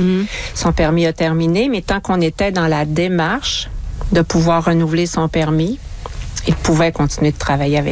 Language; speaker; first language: French; native; French